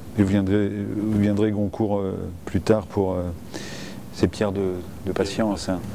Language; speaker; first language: French; native; French